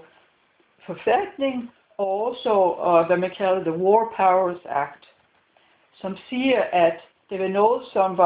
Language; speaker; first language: Danish; non-native, fluent; English